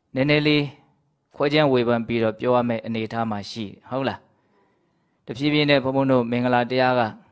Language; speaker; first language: Burmese; native; Burmese